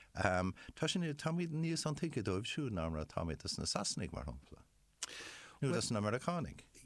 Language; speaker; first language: Irish; non-native, local second language; English